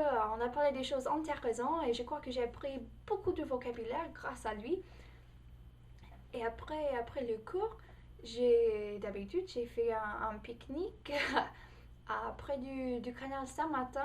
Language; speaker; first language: French; non-native, fluent; English